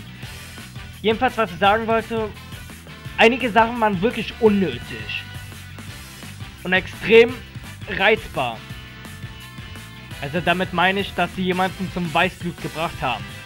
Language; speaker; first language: German; native; German